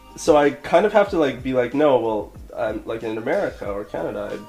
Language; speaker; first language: English; native; English